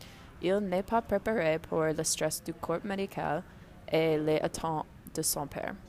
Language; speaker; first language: French; non-native, learner; English